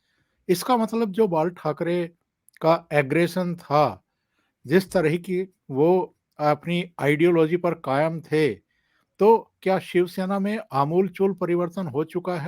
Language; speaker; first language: Hindi; native; Hindi